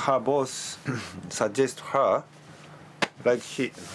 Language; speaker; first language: English; non-native, learner; Japanese